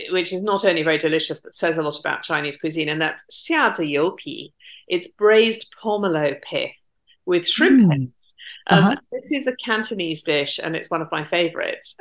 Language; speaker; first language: English; native; English